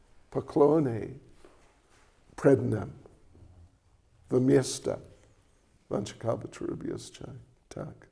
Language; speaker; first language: Russian; non-native, learner; English